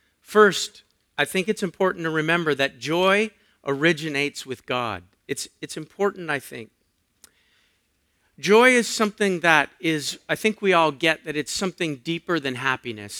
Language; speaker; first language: English; native; English